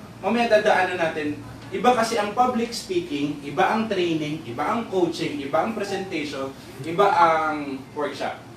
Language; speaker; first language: Filipino; native; Filipino